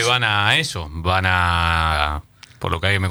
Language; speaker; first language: Spanish; native; Spanish